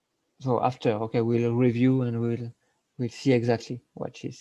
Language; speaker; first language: English; non-native, learner; French